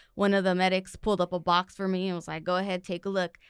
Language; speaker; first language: English; native; English